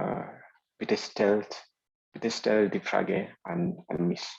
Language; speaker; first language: German; non-native, fluent; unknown